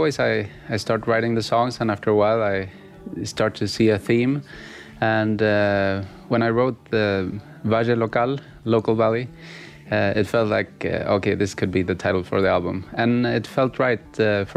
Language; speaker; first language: English; non-native, fluent; Swedish